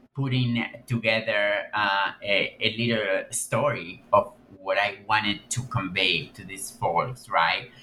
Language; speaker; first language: English; non-native, fluent; Spanish